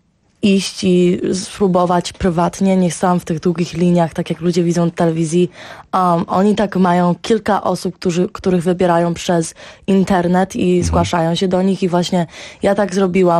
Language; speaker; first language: Polish; early bilingual, heritage; Polish